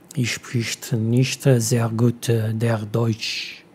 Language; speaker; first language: German; non-native, learner; Italian